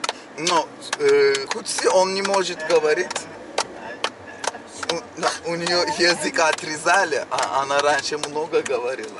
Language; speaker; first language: Russian; non-native, learner; Turkish